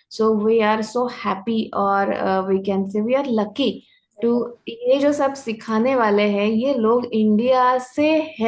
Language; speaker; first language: Hindi; non-native, local second language; Marathi